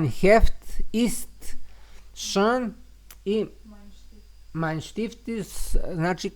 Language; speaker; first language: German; non-native, learner; Serbian